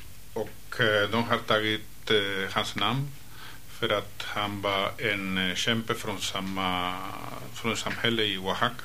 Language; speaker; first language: Swedish; non-native, fluent; Spanish